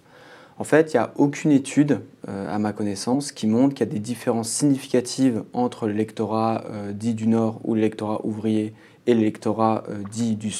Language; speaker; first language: French; native; French